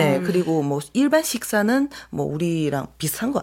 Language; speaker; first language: Korean; non-native, fluent; Chinese